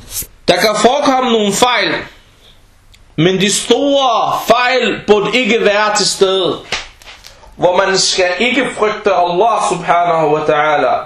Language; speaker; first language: Danish; early bilingual, other home language; Arabic